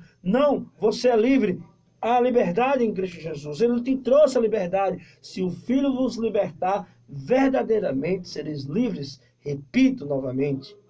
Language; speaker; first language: Portuguese; native; Portuguese